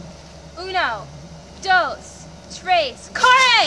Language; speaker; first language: Spanish; non-native, learner; English